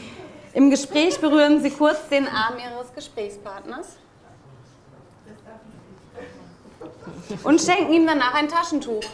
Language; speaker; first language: German; native; German